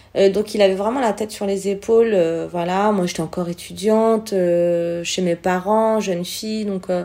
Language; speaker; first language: French; early bilingual, other home language; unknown